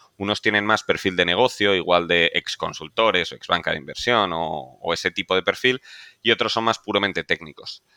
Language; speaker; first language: Spanish; native; Spanish